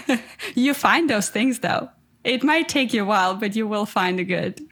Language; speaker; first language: English; non-native, fluent; Ukrainian